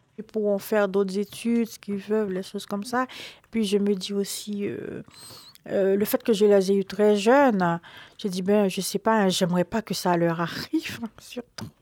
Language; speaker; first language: French; non-native, local second language; Haitian Creole